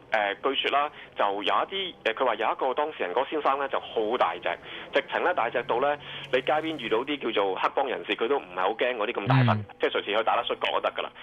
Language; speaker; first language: Cantonese; native; Cantonese